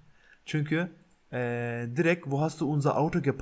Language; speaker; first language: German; non-native, fluent; Turkish